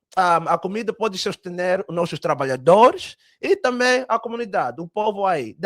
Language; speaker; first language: Portuguese; early bilingual, heritage; Portuguese